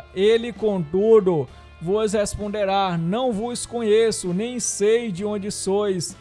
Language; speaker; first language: Portuguese; native; Portuguese